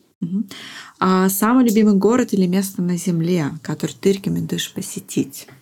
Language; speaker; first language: Russian; native; Russian